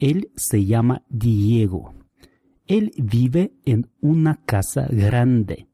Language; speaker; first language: Spanish; non-native, fluent; Russian